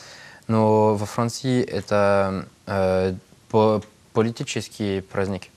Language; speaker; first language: Russian; non-native, learner; French